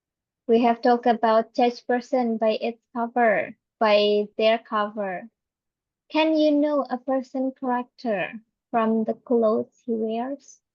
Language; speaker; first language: English; non-native, fluent; Indonesian